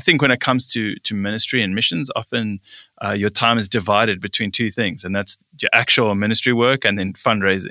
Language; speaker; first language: English; native; English